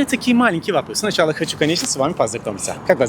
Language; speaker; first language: Russian; non-native, fluent; Turkish